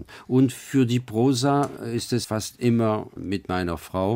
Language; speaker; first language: German; non-native, fluent; French